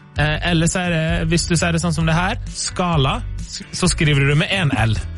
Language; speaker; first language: Norwegian; native; Norwegian